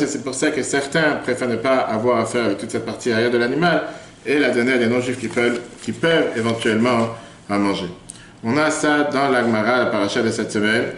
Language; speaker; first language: French; native; French